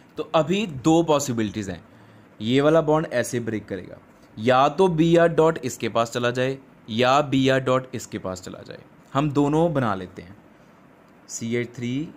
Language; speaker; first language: Hindi; non-native, local second language; Punjabi